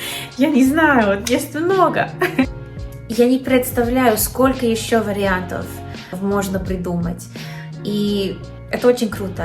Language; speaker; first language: Russian; non-native, learner; English